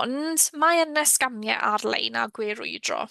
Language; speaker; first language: Welsh; native; Welsh